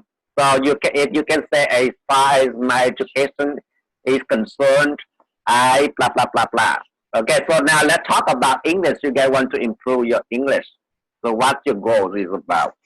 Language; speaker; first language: English; non-native, fluent; Vietnamese